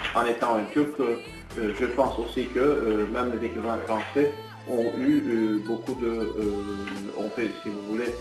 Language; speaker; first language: French; non-native, fluent; Turkish